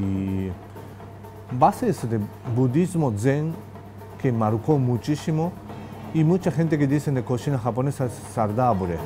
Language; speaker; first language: Spanish; non-native, learner; Japanese